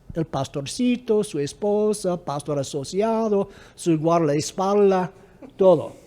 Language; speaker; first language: Spanish; non-native, fluent; English